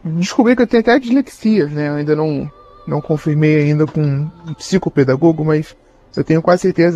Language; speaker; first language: Portuguese; native; Portuguese